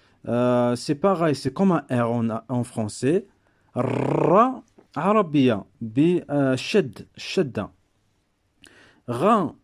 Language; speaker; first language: French; non-native, local second language; Berber languages